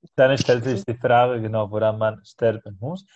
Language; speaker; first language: German; non-native, fluent; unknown